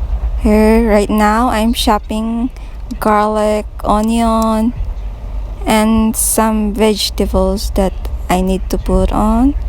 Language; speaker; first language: English; non-native, local second language; Filipino